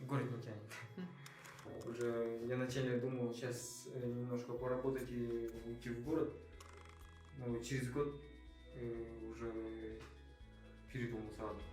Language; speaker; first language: Russian; non-native, local second language; Kazakh